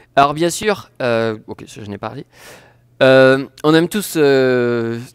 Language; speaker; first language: French; native; French